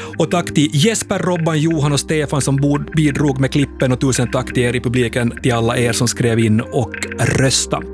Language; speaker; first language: Swedish; native; Swedish